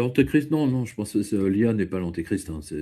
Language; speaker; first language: French; native; French